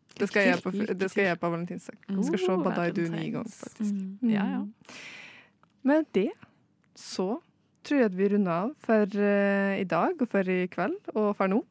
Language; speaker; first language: Norwegian; native; Norwegian